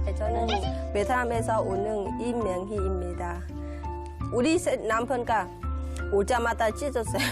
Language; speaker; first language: Korean; non-native, learner; Vietnamese